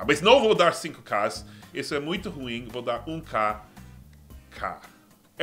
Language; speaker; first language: Portuguese; non-native, fluent; English